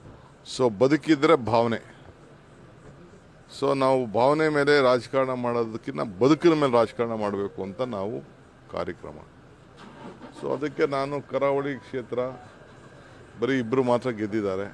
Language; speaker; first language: Kannada; native; Kannada